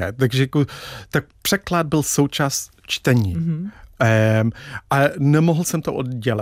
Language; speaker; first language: Czech; non-native, fluent; English